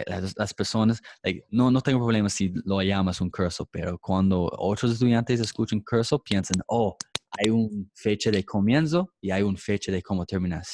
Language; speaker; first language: Spanish; non-native, fluent; English